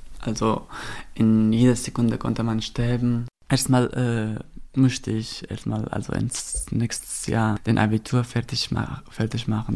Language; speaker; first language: German; non-native, fluent; Persian